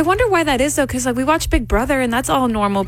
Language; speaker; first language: English; native; English